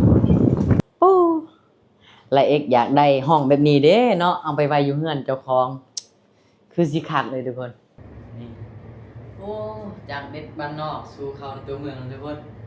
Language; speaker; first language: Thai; non-native, local second language; Lao